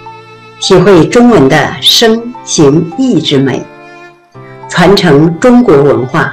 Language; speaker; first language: Chinese; native; Chinese